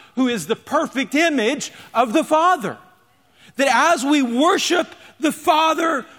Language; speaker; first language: English; native; English